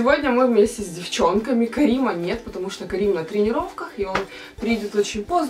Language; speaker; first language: Russian; native; Russian